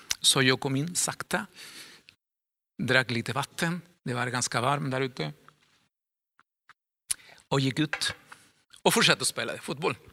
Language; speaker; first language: Swedish; non-native, fluent; Spanish